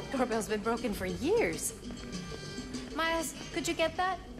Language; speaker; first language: English; early bilingual, other home language; Spanish